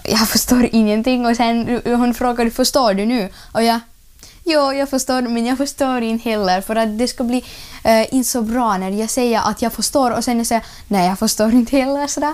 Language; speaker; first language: Swedish; non-native, learner; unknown